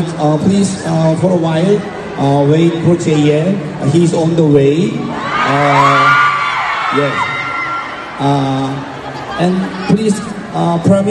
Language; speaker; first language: English; non-native, learner; Korean